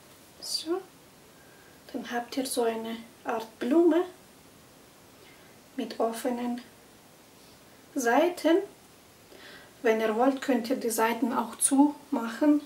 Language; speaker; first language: German; non-native, fluent; Russian